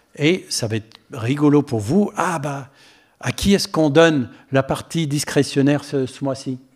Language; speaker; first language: French; non-native, fluent; English